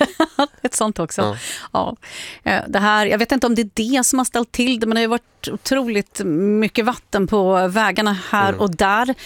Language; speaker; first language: Swedish; native; Swedish